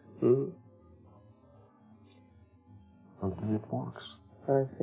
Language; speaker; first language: English; non-native, learner; Japanese